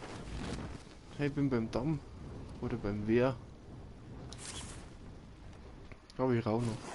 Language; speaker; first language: German; native; German